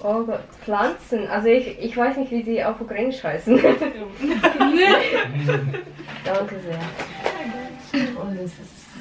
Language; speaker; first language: German; non-native, fluent; Russian